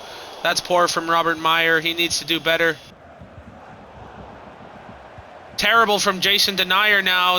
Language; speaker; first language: English; native; English